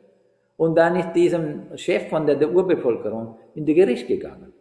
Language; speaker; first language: German; non-native, fluent; Sinhala